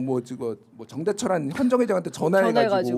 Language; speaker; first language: Korean; native; Korean